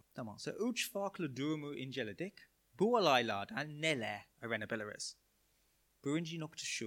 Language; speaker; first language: Turkish; non-native, fluent; English